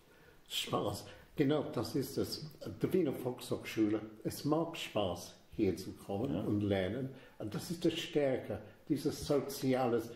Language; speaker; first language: German; non-native, fluent; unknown